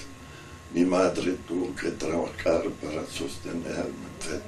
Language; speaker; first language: Spanish; non-native, fluent; Italian